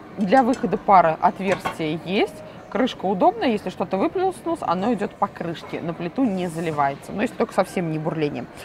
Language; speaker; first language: Russian; native; Russian